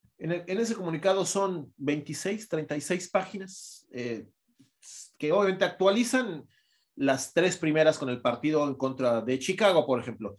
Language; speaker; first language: Spanish; native; Spanish